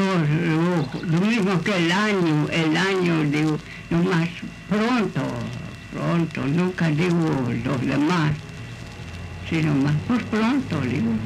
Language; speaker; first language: Spanish; non-native, local second language; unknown